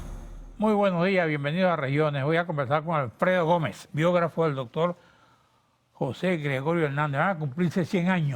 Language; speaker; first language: Spanish; native; Spanish